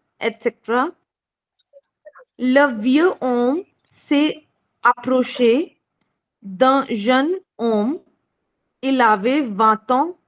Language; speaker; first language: French; non-native, learner; Hindi